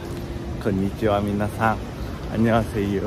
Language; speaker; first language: Japanese; non-native, learner; Korean